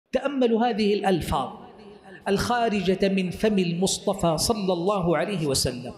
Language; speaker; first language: Arabic; native; Arabic